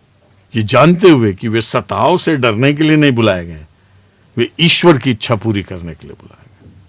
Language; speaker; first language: Hindi; native; Hindi